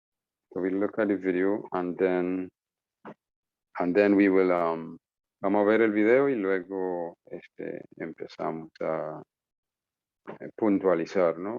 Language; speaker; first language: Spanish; non-native, fluent; English